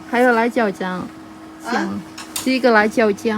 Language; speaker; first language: Chinese; non-native, learner; Indonesian